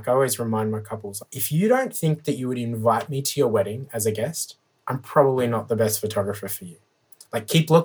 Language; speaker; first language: English; native; English